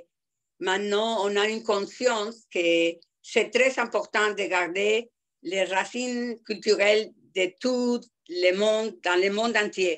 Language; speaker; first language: French; non-native, fluent; Spanish